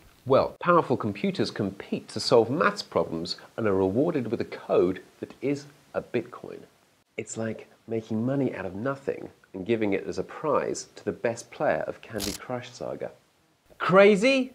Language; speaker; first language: English; native; English